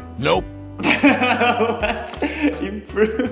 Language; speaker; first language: English; non-native, fluent; French